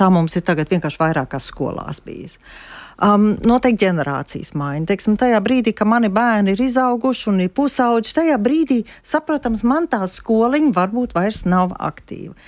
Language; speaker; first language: Latvian; early bilingual, heritage; Latvian